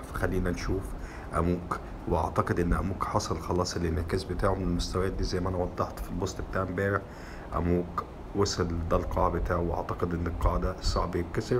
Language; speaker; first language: Arabic; native; Arabic